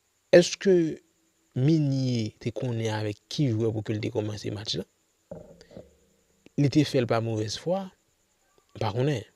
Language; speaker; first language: French; non-native, local second language; Haitian Creole